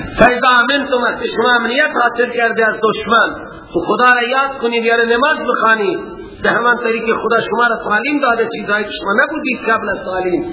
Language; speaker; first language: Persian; non-native, local second language; Baluchi